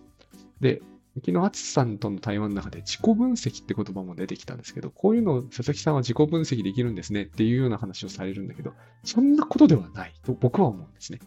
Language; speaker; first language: Japanese; native; Japanese